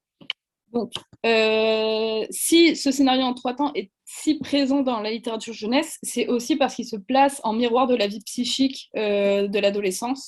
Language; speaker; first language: French; native; French